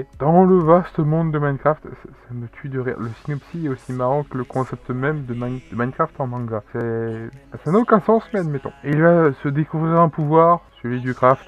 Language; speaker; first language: French; native; French